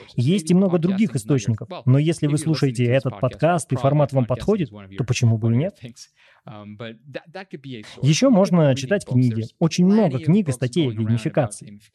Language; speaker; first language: Russian; non-native, fluent; Spanish